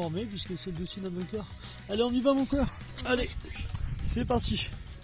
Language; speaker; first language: French; native; French